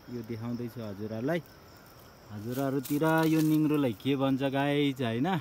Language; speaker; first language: Nepali; non-native, local second language; Gurung